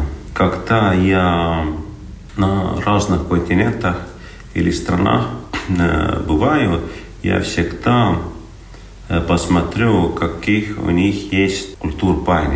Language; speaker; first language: Russian; non-native, local second language; Estonian